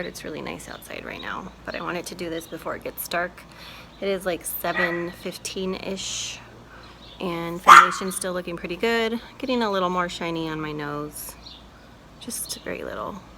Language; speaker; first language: English; native; English